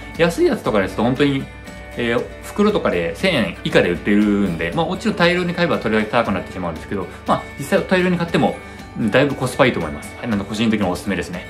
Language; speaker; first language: Japanese; early bilingual, heritage; Japanese